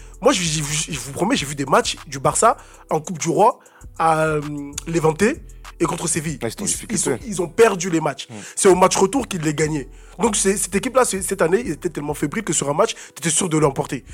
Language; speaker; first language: French; native; French